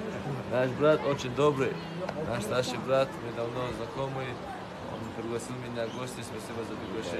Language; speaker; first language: Russian; non-native, local second language; Chechen